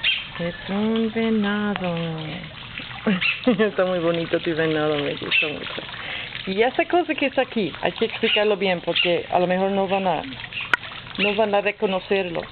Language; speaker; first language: Spanish; non-native, fluent; English